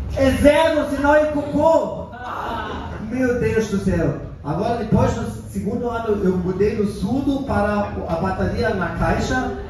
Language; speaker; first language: Portuguese; non-native, fluent; German